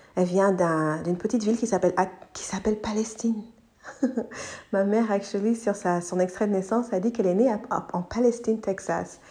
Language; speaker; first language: French; non-native, local second language; English